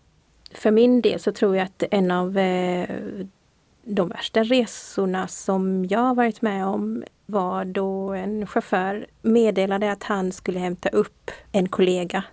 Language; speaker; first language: Swedish; native; Swedish